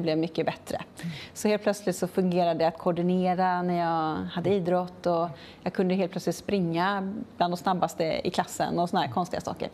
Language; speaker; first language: Swedish; native; Swedish